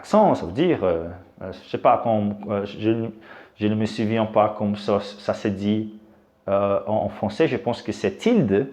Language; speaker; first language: French; non-native, fluent; Portuguese